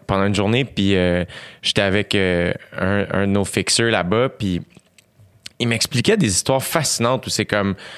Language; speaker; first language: French; native; French